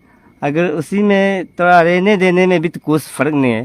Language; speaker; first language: Hindi; non-native, local second language; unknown